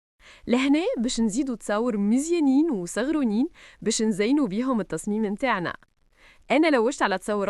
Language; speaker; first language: Arabic; native; Arabic